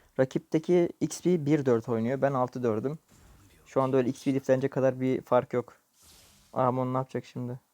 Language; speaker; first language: Turkish; native; Turkish